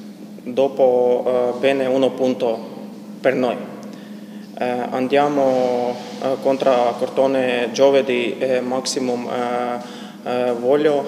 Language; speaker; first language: Italian; non-native, learner; Croatian